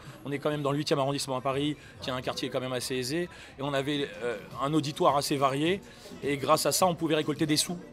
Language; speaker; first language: French; native; French